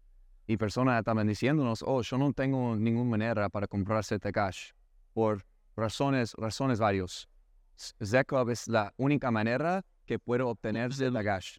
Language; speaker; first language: Spanish; non-native, learner; English